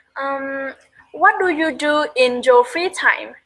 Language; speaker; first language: English; non-native, learner; Vietnamese